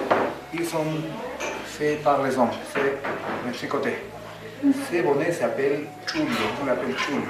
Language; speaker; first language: French; non-native, learner; Spanish